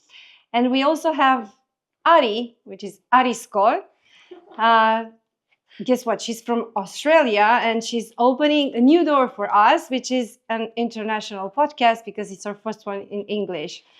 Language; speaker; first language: English; non-native, fluent; Romanian